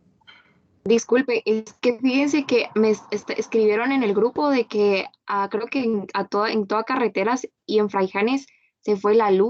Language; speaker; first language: Spanish; native; Spanish